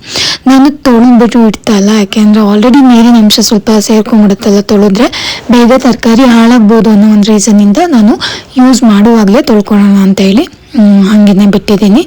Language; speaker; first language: Kannada; native; Kannada